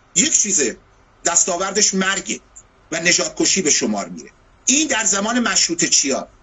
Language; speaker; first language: Persian; non-native, local second language; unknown